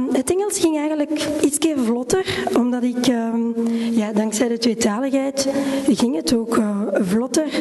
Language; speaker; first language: Dutch; non-native, local second language; French